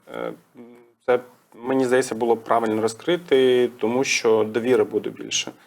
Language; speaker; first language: Ukrainian; native; Ukrainian